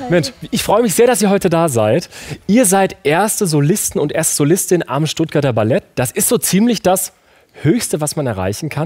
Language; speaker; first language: German; native; German